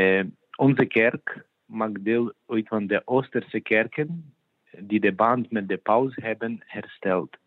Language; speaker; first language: Dutch; non-native, fluent; Ukrainian